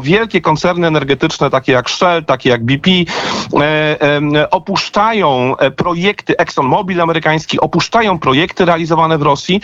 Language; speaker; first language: Polish; native; Polish